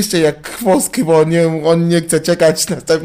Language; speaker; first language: Polish; non-native, learner; English